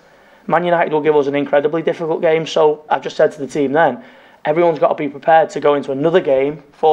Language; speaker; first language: English; native; English